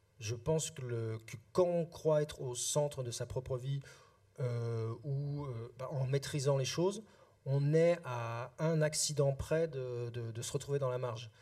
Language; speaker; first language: French; native; French